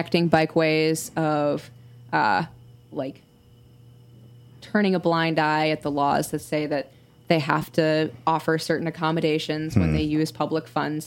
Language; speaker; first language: English; native; English